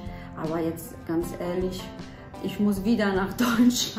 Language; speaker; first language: German; non-native, fluent; Polish